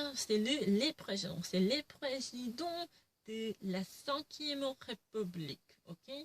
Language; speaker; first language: French; non-native, learner; Korean